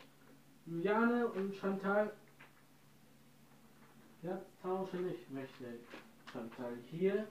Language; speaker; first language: German; non-native, learner; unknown